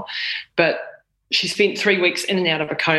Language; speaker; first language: English; native; English